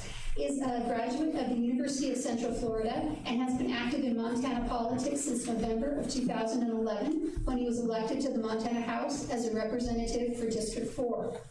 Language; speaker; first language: English; native; English